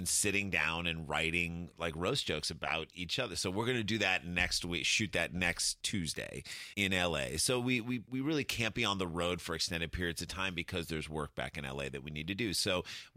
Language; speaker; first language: English; native; English